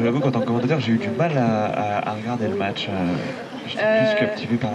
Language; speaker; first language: French; native; French